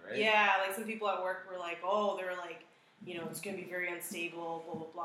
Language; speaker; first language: English; early bilingual, other home language; Urdu